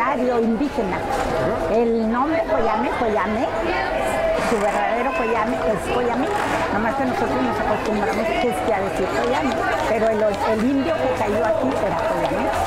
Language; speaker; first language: Spanish; native; Spanish